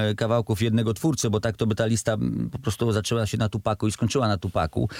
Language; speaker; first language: Polish; native; Polish